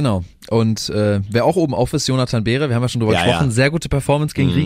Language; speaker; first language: German; native; German